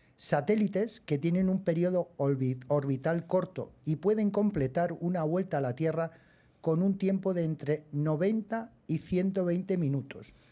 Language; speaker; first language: Spanish; native; Spanish